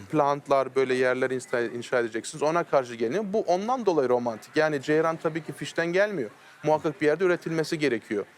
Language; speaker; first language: Turkish; early bilingual, heritage; Turkish